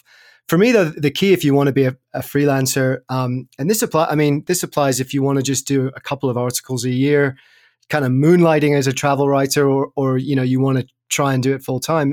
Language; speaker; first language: English; native; English